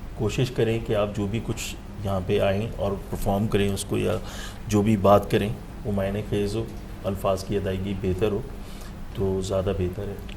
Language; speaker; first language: Urdu; native; Urdu